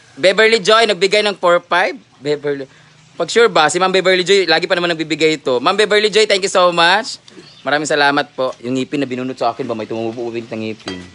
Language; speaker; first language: Filipino; non-native, local second language; Cebuano